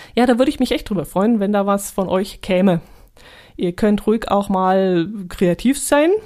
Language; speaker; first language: German; native; German